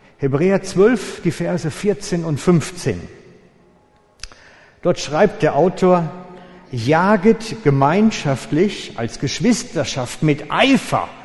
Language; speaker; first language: German; native; German